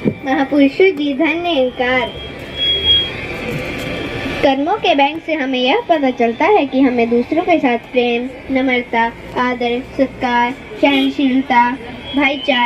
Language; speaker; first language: Hindi; native; Hindi